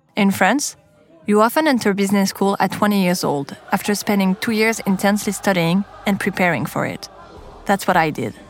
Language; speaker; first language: English; non-native, fluent; French